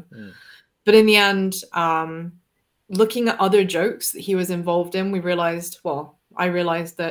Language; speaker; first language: English; native; English